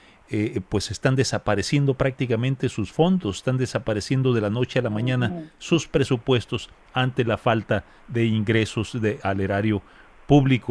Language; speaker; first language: Spanish; native; Spanish